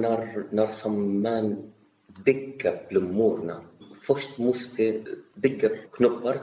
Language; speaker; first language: Swedish; non-native, learner; Arabic